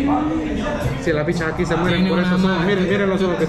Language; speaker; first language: Spanish; native; Spanish